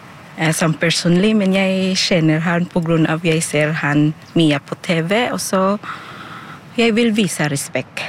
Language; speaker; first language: Norwegian; non-native, fluent; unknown